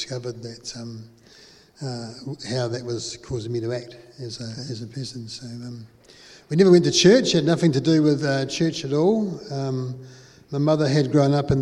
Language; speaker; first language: English; native; English